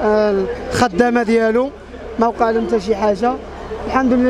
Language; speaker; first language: Arabic; native; Arabic